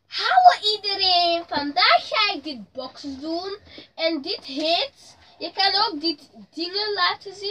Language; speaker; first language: Dutch; early bilingual, other home language; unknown